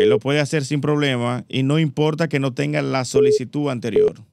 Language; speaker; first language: Spanish; native; Spanish